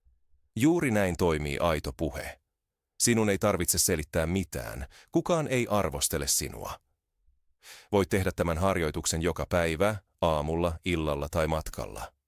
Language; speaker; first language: Finnish; non-native, fluent; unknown